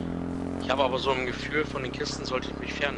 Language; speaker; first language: German; native; German